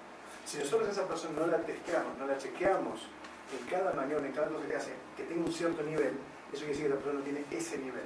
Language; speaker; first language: Spanish; native; Spanish